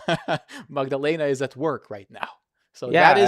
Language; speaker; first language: English; non-native, fluent; Serbian